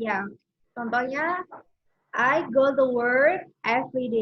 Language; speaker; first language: English; non-native, fluent; Indonesian